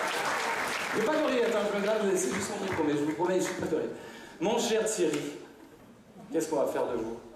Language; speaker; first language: French; native; French